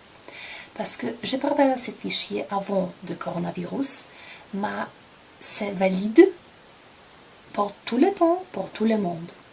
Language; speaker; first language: French; non-native, fluent; Polish